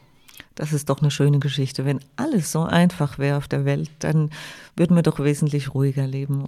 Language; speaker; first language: German; native; German